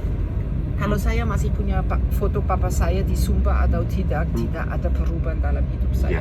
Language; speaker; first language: Indonesian; non-native, fluent; German